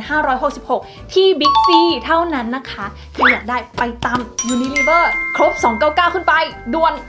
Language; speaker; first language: Thai; native; Thai